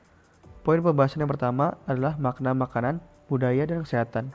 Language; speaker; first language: Indonesian; native; Indonesian